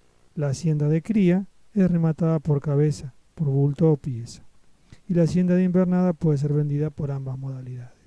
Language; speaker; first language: Spanish; native; Spanish